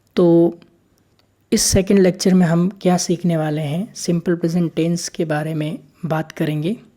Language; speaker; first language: Hindi; native; Hindi